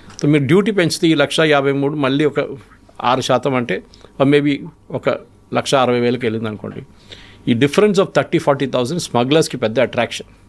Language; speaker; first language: Telugu; non-native, local second language; Malayalam